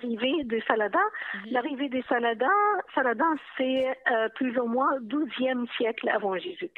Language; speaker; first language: French; non-native, fluent; Arabic